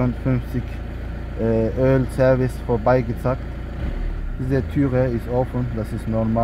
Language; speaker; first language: German; non-native, learner; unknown